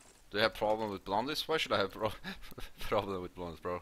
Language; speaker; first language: English; non-native, fluent; Swedish